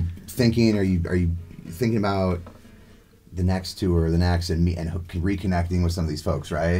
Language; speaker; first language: English; native; English